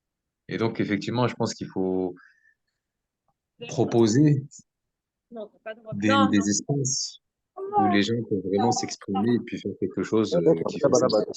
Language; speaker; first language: French; native; French